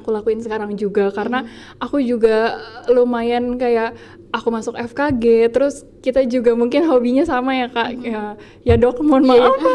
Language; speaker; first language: Indonesian; native; Indonesian